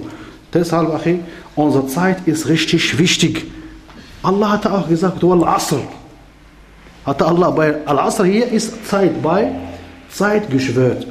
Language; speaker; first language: German; non-native, learner; Arabic